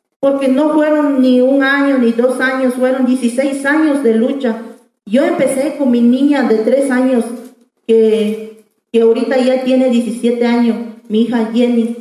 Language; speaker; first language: Spanish; non-native, local second language; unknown